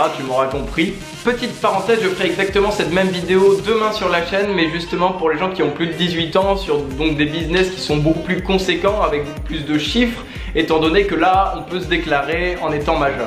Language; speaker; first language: French; native; French